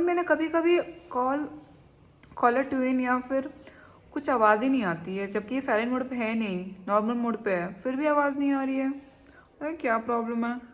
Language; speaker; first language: Hindi; non-native, local second language; Kannada